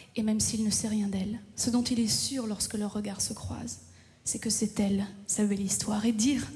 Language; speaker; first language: French; native; French